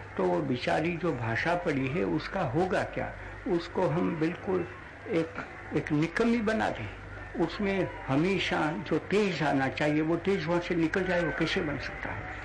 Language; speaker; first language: Hindi; non-native, local second language; Gujarati